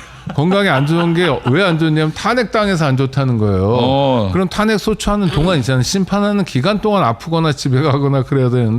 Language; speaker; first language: Korean; native; Korean